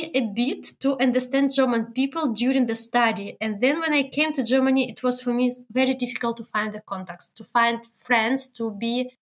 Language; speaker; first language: English; non-native, learner; Russian